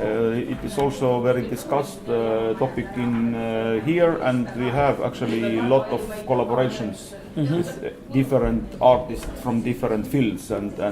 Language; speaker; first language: English; non-native, fluent; Estonian